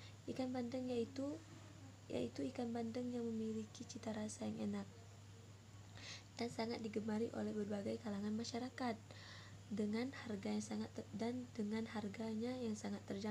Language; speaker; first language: Indonesian; non-native, local second language; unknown